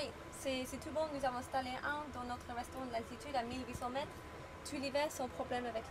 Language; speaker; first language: French; non-native, learner; English